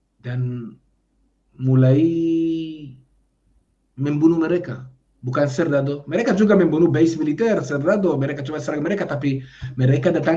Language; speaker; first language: Indonesian; non-native, fluent; Hebrew